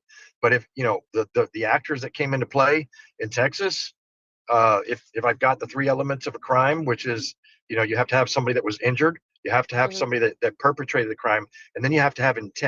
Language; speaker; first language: English; native; English